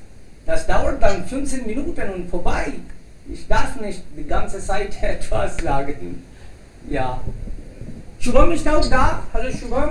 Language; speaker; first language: German; non-native, fluent; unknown